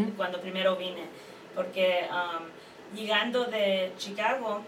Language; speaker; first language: Spanish; early bilingual, heritage; Spanish